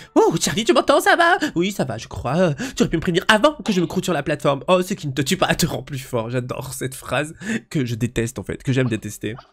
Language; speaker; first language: French; native; French